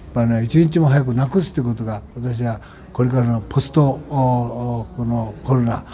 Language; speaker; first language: Japanese; native; Japanese